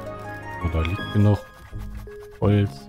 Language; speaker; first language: German; native; German